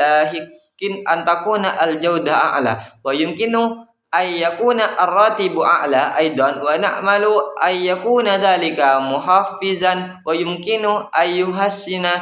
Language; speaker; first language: Arabic; non-native, learner; Indonesian